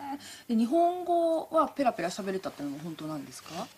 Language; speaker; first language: Japanese; native; Japanese